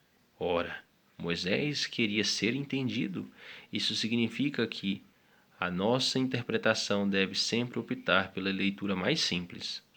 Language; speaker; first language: Portuguese; native; Portuguese